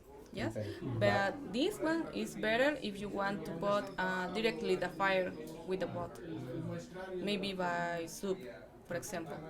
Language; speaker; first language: English; non-native, fluent; Spanish